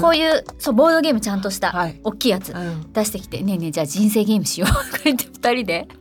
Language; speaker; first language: Japanese; native; Japanese